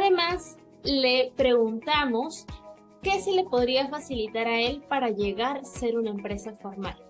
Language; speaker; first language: Spanish; native; Spanish